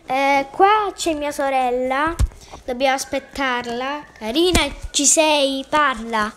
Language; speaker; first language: Italian; native; Italian